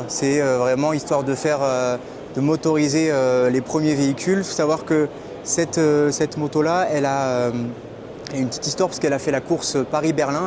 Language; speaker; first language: French; native; French